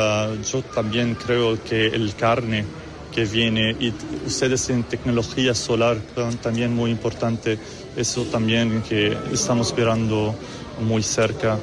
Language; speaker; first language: Spanish; non-native, fluent; Arabic